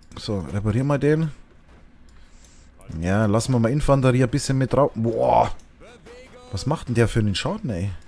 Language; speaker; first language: German; native; German